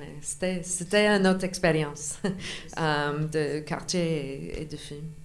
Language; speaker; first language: French; non-native, local second language; English